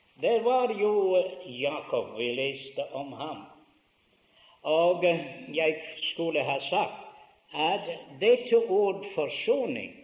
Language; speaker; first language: Norwegian; early bilingual, heritage; Norwegian